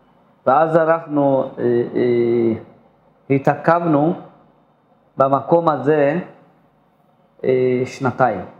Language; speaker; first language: Hebrew; non-native, fluent; Amharic